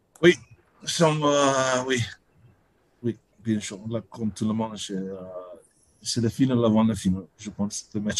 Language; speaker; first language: French; non-native, learner; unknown